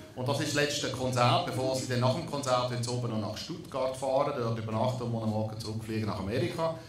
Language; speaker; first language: German; native; German